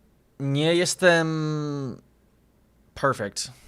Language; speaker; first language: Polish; non-native, learner; English